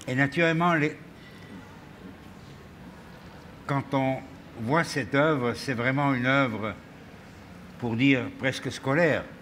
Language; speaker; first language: French; non-native, fluent; German